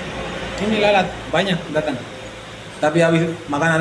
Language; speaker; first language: Indonesian; non-native, fluent; Spanish